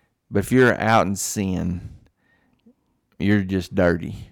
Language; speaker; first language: English; native; English